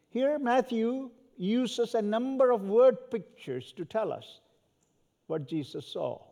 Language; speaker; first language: English; non-native, local second language; Malayalam